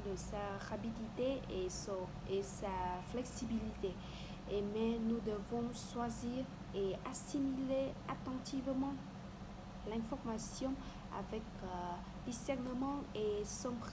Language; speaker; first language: French; non-native, learner; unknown